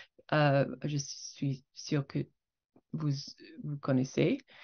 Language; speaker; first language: French; non-native, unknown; English